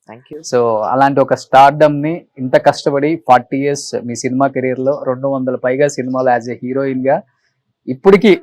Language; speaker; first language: Telugu; native; Telugu